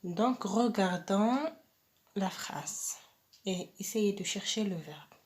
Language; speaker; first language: French; non-native, local second language; Arabic